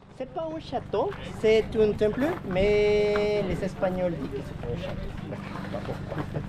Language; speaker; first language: French; non-native, learner; Spanish